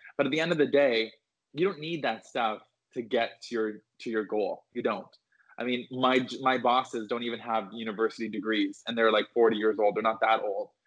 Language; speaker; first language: English; native; English